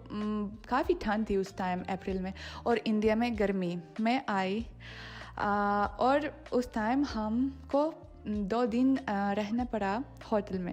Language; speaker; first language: Hindi; non-native, fluent; Russian